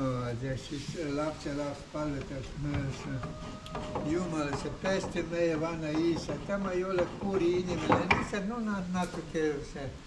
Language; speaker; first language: Estonian; non-native, learner; Ukrainian